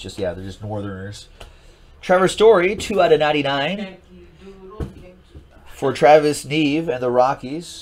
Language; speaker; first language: English; native; English